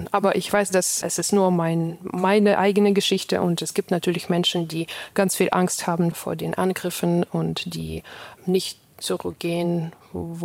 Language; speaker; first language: German; non-native, fluent; Ukrainian